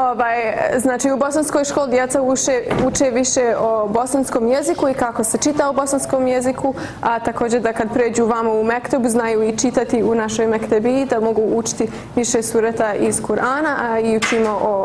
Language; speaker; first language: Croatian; early bilingual, heritage; English